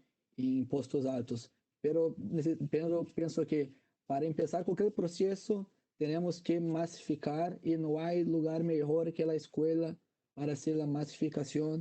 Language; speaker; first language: Spanish; non-native, fluent; Portuguese